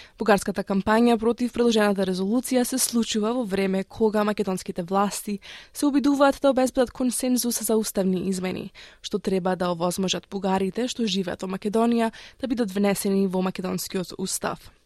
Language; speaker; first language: Macedonian; native; Macedonian